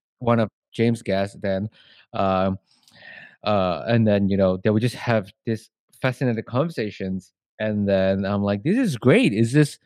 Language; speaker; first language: English; non-native, local second language; Chinese